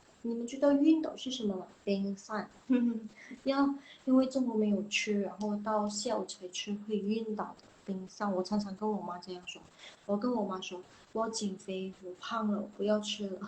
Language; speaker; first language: Chinese; non-native, fluent; Indonesian